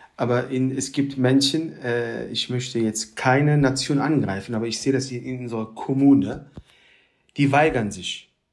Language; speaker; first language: German; early bilingual, other home language; Turkish